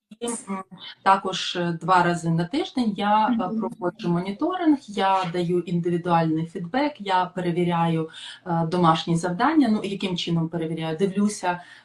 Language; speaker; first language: Ukrainian; non-native, local second language; Russian